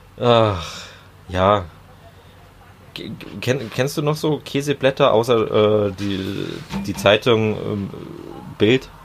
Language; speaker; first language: German; native; German